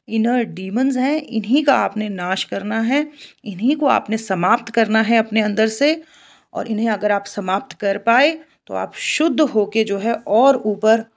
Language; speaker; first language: Hindi; native; Hindi